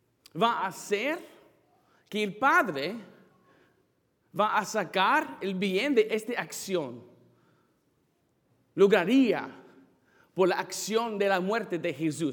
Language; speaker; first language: Spanish; non-native, fluent; English